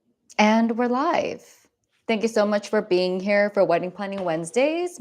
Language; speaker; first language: English; native; English